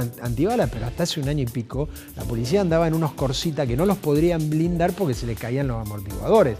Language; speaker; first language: Spanish; native; Spanish